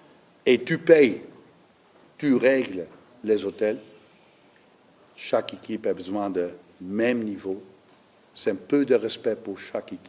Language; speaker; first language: French; non-native, fluent; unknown